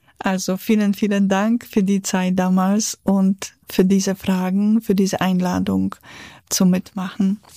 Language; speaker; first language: German; non-native, fluent; Polish